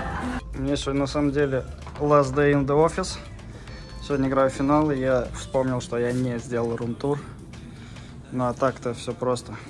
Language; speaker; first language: Russian; native; Russian